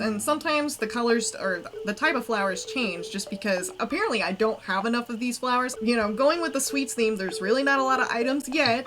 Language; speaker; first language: English; native; English